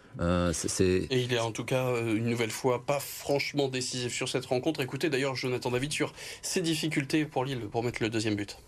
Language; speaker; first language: French; native; French